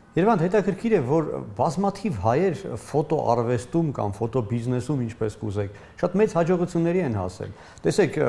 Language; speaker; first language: Armenian; native; Armenian